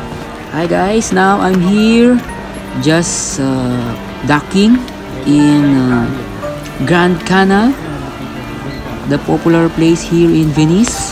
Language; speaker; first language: English; non-native, local second language; Filipino